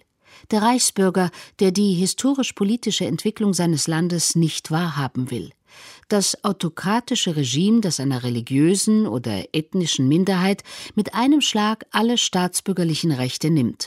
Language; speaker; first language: German; native; German